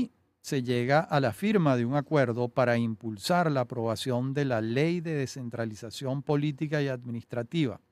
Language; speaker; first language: Spanish; native; Spanish